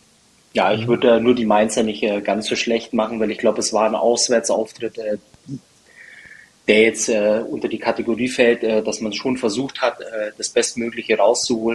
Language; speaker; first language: German; native; German